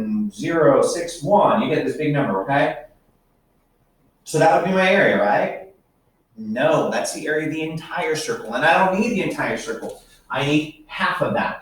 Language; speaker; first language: English; native; English